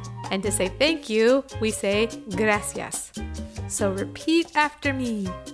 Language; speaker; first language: English; native; English